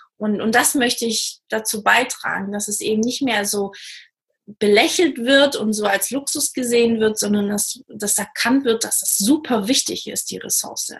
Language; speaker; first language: German; non-native, fluent; Portuguese